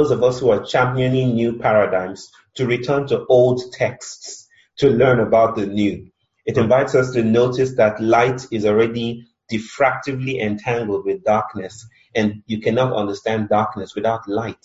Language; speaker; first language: English; non-native, local second language; Yoruba